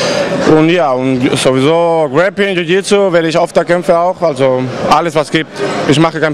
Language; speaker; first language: German; non-native, learner; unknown